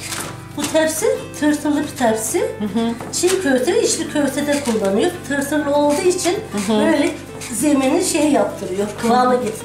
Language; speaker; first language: Turkish; native; Turkish